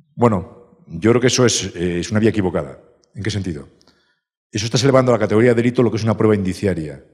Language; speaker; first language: Spanish; native; Spanish